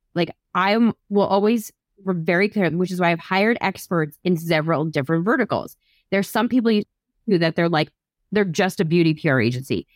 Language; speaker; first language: English; native; English